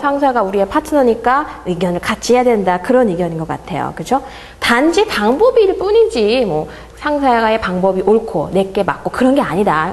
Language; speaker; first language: Korean; native; Korean